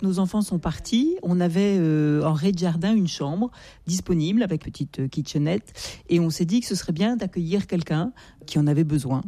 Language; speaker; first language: French; native; French